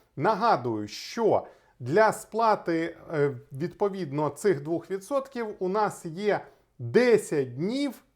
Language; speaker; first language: Ukrainian; non-native, local second language; Russian